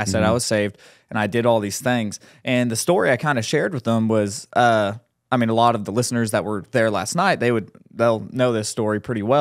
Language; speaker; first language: English; native; English